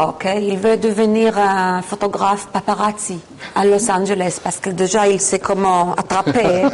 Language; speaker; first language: French; non-native, fluent; Hebrew